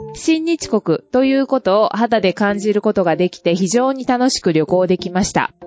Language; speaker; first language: Japanese; native; Japanese